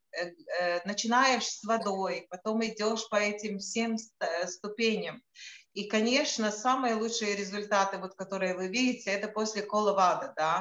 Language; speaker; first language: Russian; non-native, local second language; Latvian